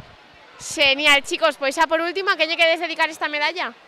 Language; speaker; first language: Galician; native; Galician